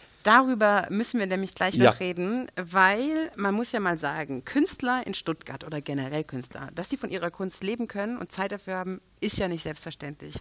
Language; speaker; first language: German; native; German